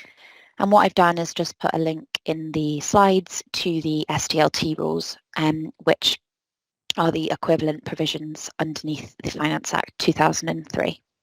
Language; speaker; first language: English; native; English